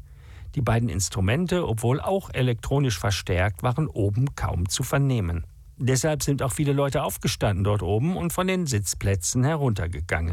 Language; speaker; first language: German; native; German